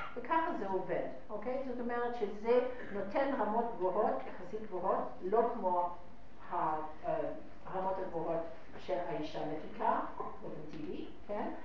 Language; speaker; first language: Hebrew; non-native, fluent; English